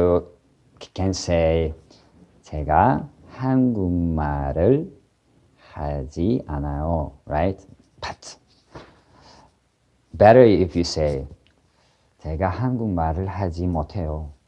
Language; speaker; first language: Korean; non-native, fluent; Ukrainian